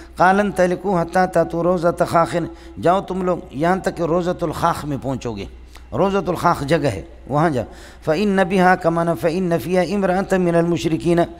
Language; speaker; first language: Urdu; non-native, local second language; Baluchi